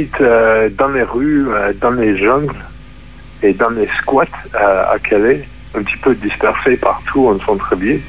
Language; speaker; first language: French; non-native, fluent; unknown